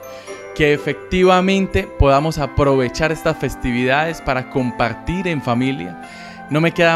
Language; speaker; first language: Spanish; native; Spanish